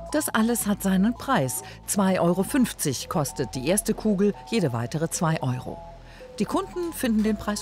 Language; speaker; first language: German; native; German